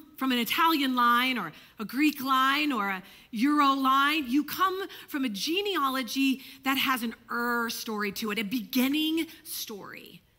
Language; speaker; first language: English; early bilingual, other home language; Italian